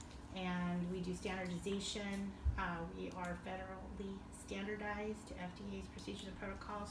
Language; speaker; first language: English; native; English